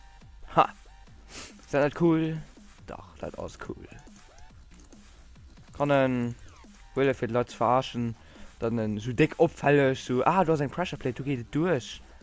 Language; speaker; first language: German; non-native, local second language; Luxembourgish